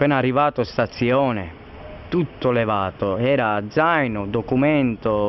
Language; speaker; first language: Italian; non-native, learner; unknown